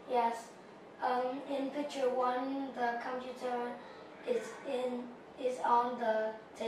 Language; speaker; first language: English; non-native, learner; Vietnamese